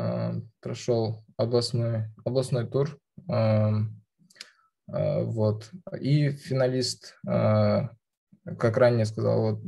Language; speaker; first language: Russian; non-native, local second language; Kazakh